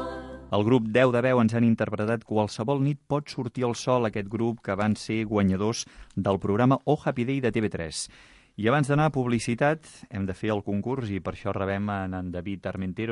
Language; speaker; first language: Catalan; native; Catalan